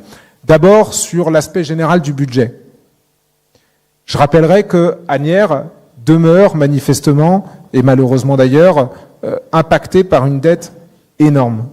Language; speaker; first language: French; native; French